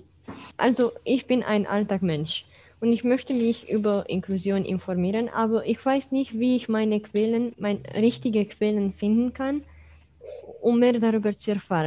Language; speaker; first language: German; non-native, fluent; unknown